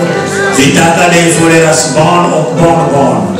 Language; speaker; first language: Swedish; non-native, learner; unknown